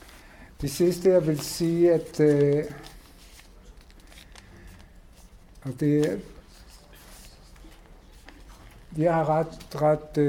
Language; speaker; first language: Danish; non-native, fluent; Hebrew